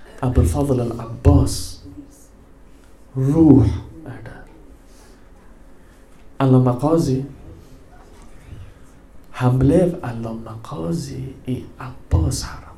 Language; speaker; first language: Swedish; early bilingual, other home language; Arabic